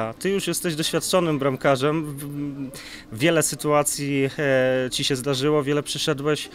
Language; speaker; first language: Polish; native; Polish